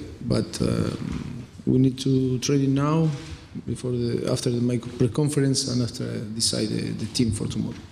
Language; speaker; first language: English; non-native, fluent; Spanish